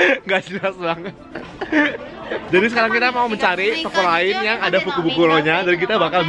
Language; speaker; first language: Indonesian; native; Indonesian